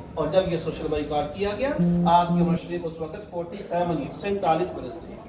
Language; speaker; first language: Urdu; native; Urdu